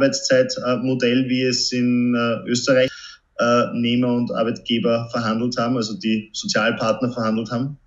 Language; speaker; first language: German; native; German